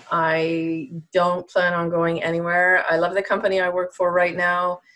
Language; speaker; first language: English; native; English